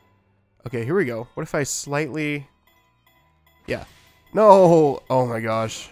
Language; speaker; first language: English; native; English